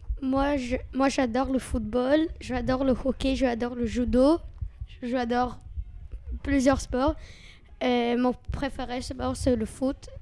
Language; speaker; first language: French; non-native, learner; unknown